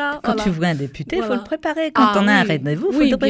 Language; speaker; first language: French; native; French